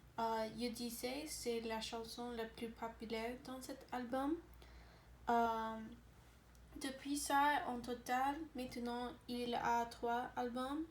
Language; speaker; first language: French; non-native, learner; English